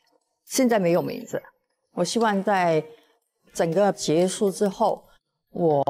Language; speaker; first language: Chinese; non-native, local second language; Cantonese